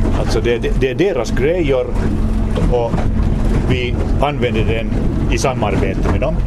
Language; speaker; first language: Swedish; non-native, local second language; Finnish